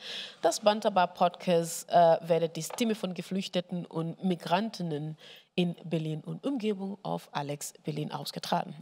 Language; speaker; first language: German; non-native, fluent; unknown